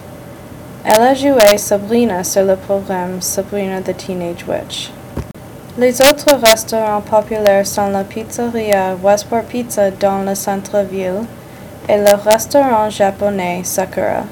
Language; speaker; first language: French; non-native, learner; English